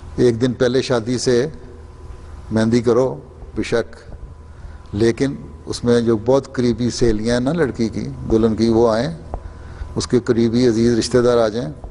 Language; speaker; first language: Urdu; native; Urdu